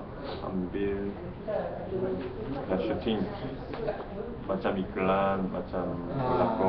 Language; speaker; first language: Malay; non-native, learner; Korean